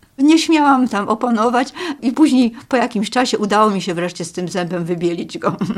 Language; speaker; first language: Polish; native; Polish